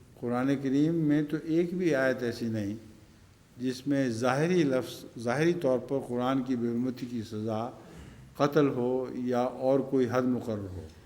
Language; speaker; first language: Urdu; native; Urdu